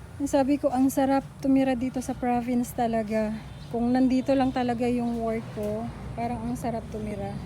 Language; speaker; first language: Filipino; non-native, local second language; Cebuano